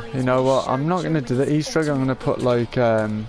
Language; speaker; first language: English; native; English